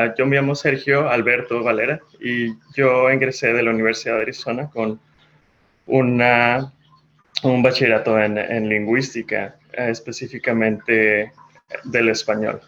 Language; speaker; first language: Spanish; early bilingual, heritage; Spanish